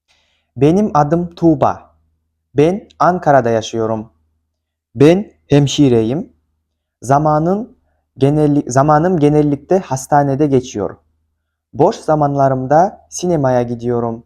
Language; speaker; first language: Turkish; non-native, fluent; Kyrgyz